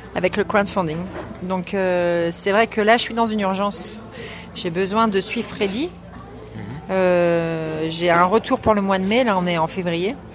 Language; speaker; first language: French; native; French